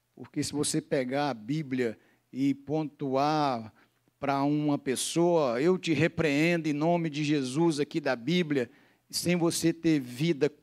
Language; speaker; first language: Portuguese; native; Portuguese